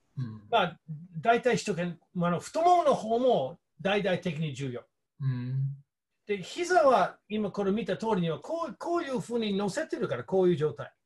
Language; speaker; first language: Japanese; non-native, fluent; English